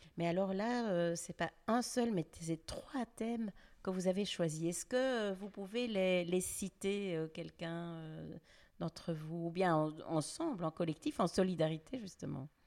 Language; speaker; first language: French; native; French